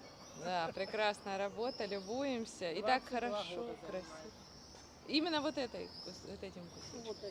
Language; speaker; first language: Russian; native; Russian